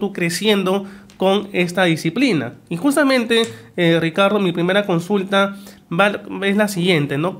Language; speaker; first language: Spanish; native; Spanish